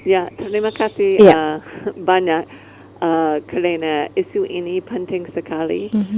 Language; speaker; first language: Indonesian; non-native, learner; English